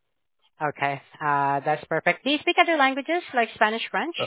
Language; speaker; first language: English; non-native, fluent; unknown